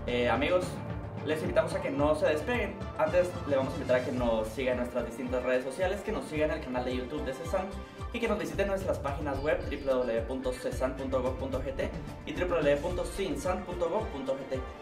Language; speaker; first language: Spanish; native; Spanish